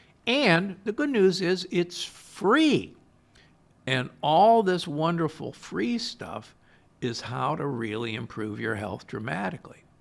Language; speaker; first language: English; native; English